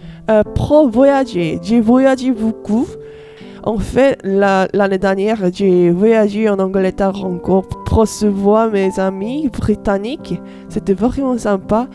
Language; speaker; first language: French; non-native, learner; Korean